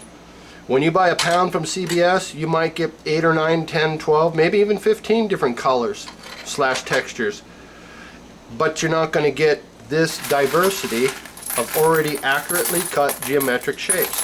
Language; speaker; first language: English; native; English